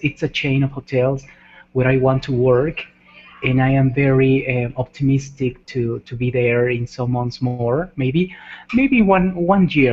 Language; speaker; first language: English; non-native, fluent; Spanish